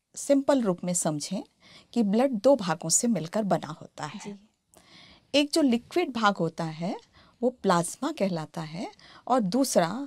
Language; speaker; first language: Hindi; native; Hindi